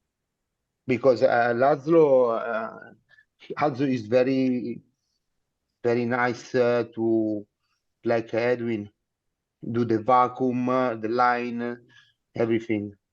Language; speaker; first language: English; non-native, learner; Italian